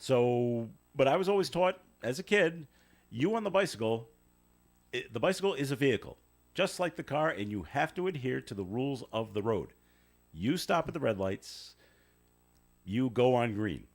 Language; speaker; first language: English; native; English